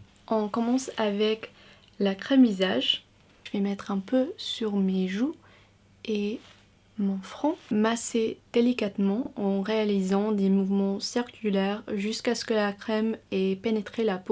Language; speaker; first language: French; non-native, fluent; English